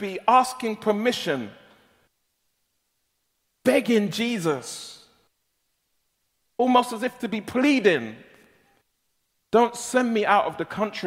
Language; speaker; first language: English; native; English